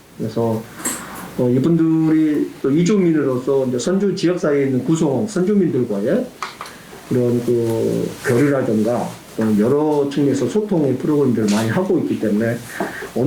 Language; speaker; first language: Korean; native; Korean